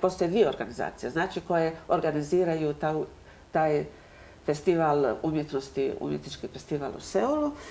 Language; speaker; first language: Croatian; native; Croatian